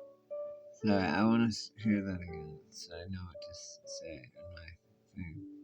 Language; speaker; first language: English; native; English